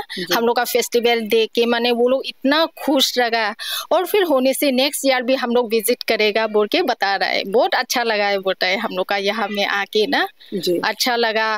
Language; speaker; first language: Hindi; non-native, local second language; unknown